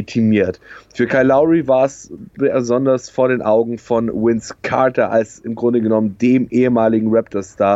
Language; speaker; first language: German; native; German